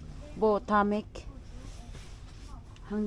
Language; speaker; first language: Turkish; non-native, learner; Filipino